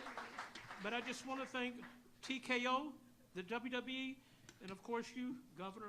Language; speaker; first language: English; native; English